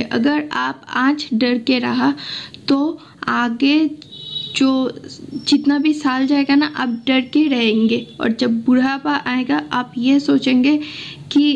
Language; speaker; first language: Hindi; non-native, local second language; Assamese